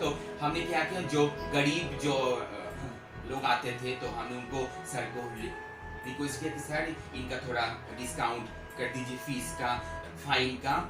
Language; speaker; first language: Hindi; non-native, local second language; Bangla